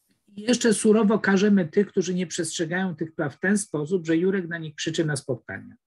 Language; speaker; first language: Polish; native; Polish